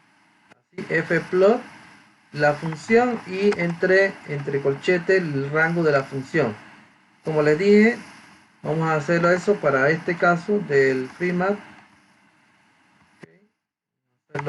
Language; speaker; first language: Spanish; native; Spanish